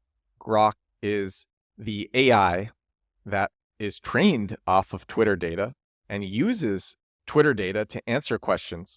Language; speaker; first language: English; native; English